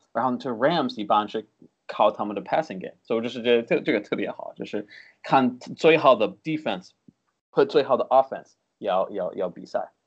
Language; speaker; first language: Chinese; early bilingual, heritage; Chinese